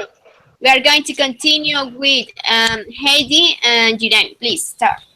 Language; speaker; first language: English; non-native, fluent; Spanish